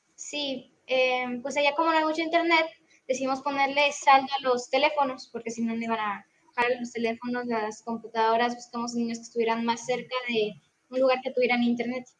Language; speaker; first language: Spanish; native; Spanish